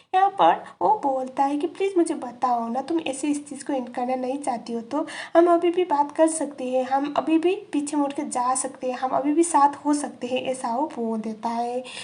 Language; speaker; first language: Hindi; native; Hindi